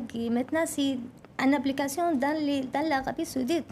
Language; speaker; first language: French; non-native, learner; Arabic